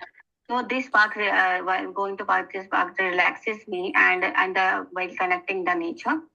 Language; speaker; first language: English; non-native, learner; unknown